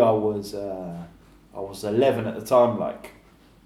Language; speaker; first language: English; native; English